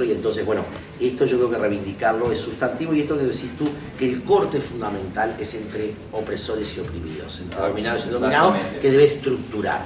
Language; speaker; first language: Spanish; native; Spanish